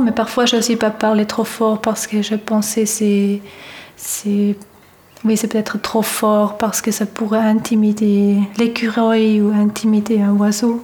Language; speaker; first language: French; non-native, fluent; German